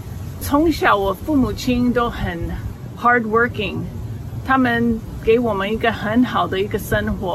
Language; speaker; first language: Chinese; early bilingual, heritage; Chinese